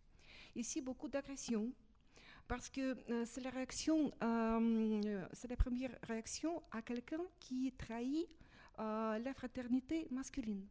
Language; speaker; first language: French; non-native, fluent; Russian